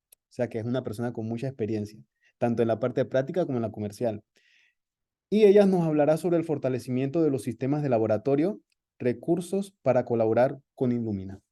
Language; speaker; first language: Spanish; native; Spanish